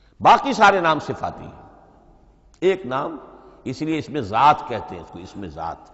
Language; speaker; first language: Urdu; native; Urdu